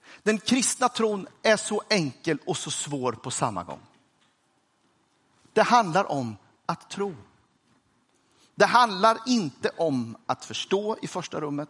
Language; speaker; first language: Swedish; native; Swedish